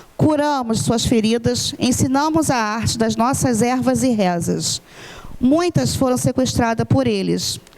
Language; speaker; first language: Portuguese; non-native, fluent; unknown